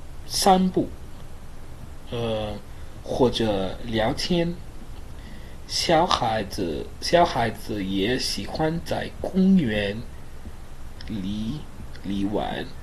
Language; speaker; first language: Chinese; non-native, learner; English